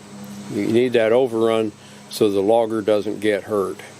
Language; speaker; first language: English; native; English